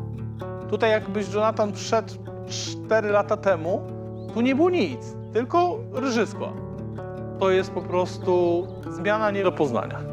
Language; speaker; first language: Polish; native; Polish